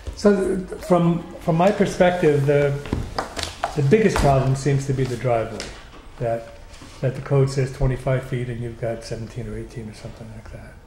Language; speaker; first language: English; native; English